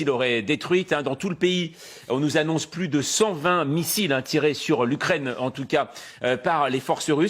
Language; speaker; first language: French; native; French